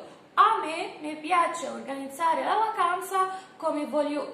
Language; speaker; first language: Italian; non-native, fluent; Arabic